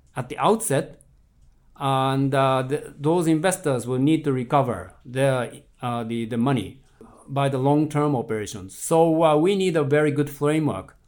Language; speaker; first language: English; non-native, fluent; Japanese